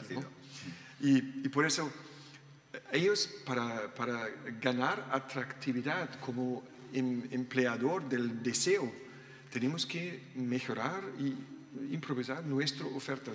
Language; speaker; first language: Spanish; non-native, learner; German